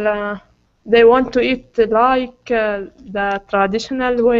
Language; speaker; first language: English; non-native, learner; Arabic